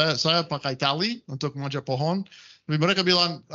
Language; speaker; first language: Indonesian; non-native, fluent; English